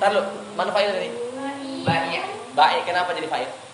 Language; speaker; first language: Indonesian; native; Indonesian